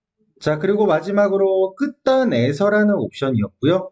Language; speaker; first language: Korean; native; Korean